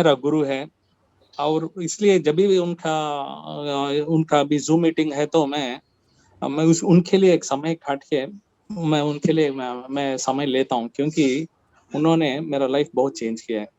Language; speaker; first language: Hindi; non-native, local second language; Kannada